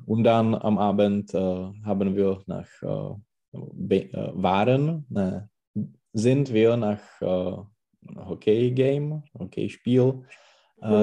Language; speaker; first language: German; non-native, learner; Czech